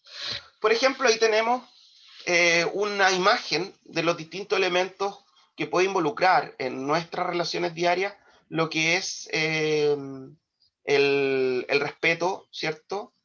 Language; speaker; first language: Spanish; native; Spanish